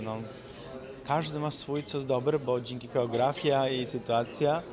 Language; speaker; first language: Polish; non-native, fluent; Italian